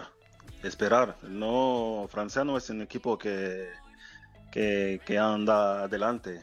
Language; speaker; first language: Spanish; non-native, fluent; French